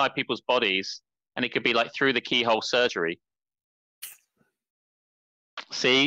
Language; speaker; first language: English; native; English